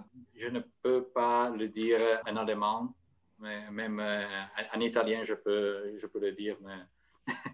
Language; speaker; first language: French; non-native, fluent; Italian